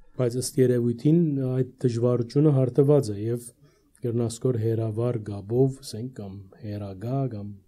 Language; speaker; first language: Armenian; early bilingual, heritage; Armenian